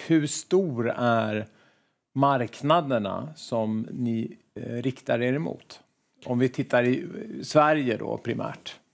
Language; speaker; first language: Swedish; native; Swedish